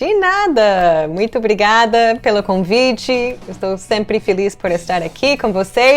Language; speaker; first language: Portuguese; non-native, fluent; English